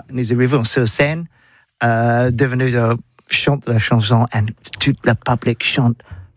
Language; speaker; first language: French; non-native, learner; English